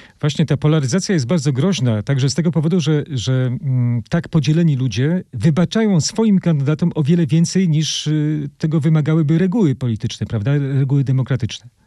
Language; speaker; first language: Polish; native; Polish